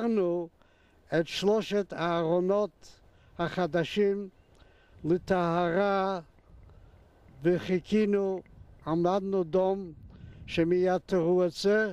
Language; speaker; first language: Hebrew; non-native, fluent; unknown